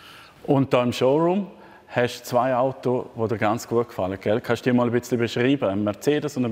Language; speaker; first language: German; native; German